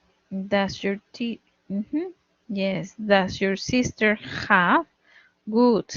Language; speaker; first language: English; non-native, fluent; Spanish